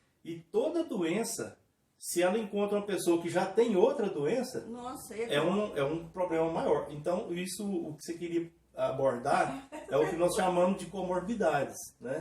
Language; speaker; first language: Portuguese; native; Portuguese